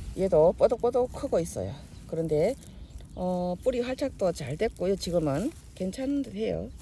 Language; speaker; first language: Korean; native; Korean